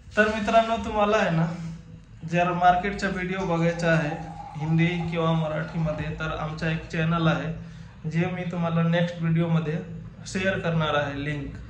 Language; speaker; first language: Marathi; non-native, local second language; Hindi